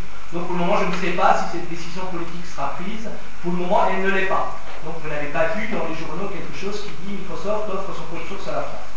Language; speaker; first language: French; native; French